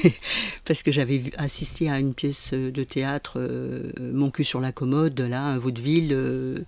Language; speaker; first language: French; native; French